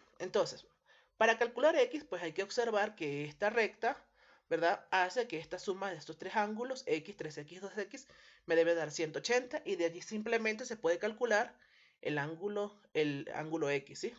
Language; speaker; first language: Spanish; native; Spanish